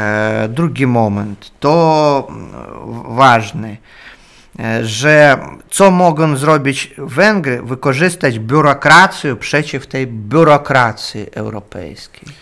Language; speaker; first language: Polish; non-native, learner; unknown